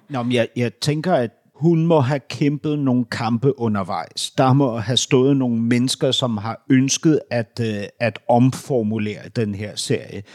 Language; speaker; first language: Danish; native; Danish